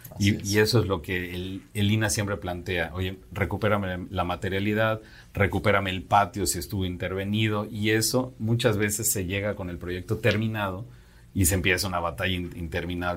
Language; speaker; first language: Spanish; native; Spanish